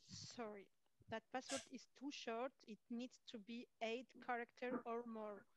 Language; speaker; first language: English; non-native, fluent; Arabic